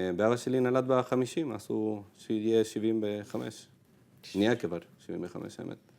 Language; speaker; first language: Hebrew; non-native, fluent; Spanish